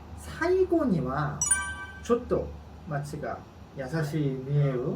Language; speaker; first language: Japanese; non-native, learner; Korean